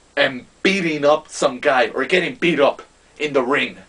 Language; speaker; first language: English; native; English